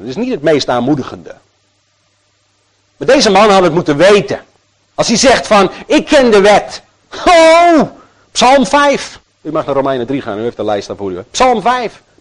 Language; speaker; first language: Dutch; native; Dutch